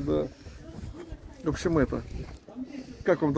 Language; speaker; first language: Russian; native; Russian